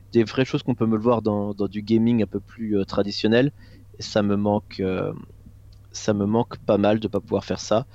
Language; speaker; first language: French; native; French